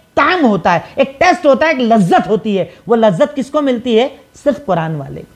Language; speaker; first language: Hindi; native; Hindi